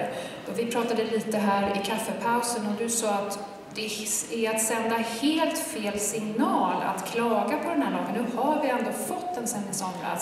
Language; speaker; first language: Swedish; native; Swedish